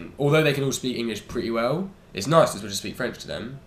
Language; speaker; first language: English; native; English